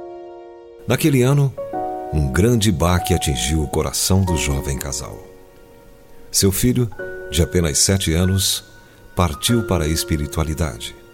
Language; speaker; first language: Portuguese; native; Portuguese